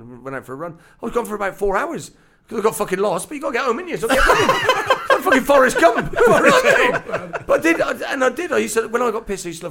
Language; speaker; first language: English; native; English